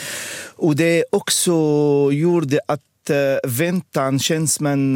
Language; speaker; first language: Swedish; non-native, learner; Arabic